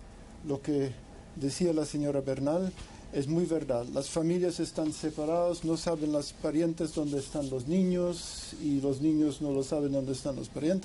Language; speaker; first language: Spanish; non-native, fluent; English